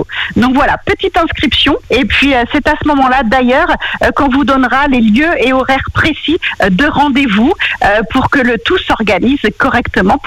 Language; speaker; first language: French; native; French